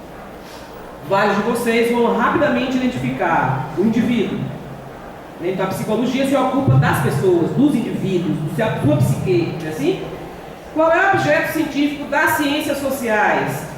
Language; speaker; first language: Portuguese; native; Portuguese